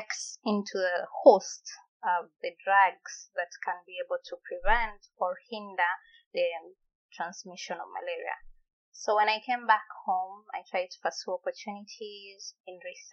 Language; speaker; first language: English; non-native, local second language; Gusii